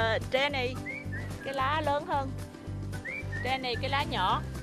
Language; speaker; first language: Vietnamese; native; Vietnamese